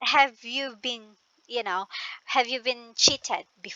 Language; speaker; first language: English; non-native, local second language; Filipino